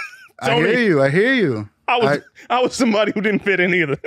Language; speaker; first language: English; native; English